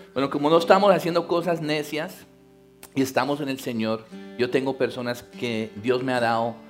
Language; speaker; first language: Spanish; early bilingual, heritage; Spanish